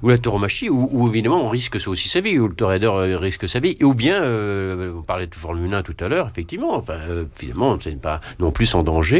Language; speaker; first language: French; native; French